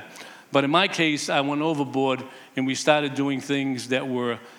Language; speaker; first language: English; native; English